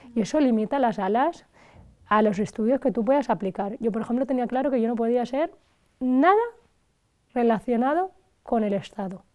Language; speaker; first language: Spanish; early bilingual, other home language; Arabic